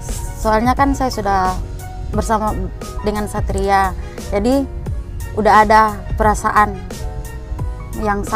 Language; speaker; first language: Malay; non-native, local second language; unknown